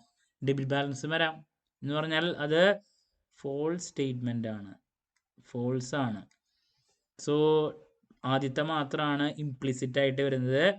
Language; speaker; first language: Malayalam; native; Malayalam